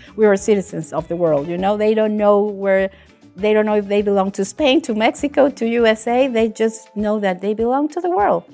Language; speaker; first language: English; non-native, fluent; Spanish